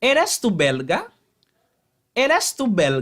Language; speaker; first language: Spanish; non-native, fluent; Haitian Creole